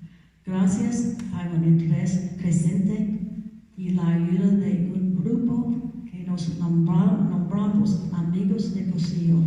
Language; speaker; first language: Spanish; non-native, learner; English